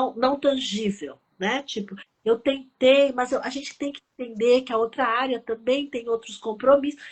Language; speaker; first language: Portuguese; early bilingual, other home language; Chinese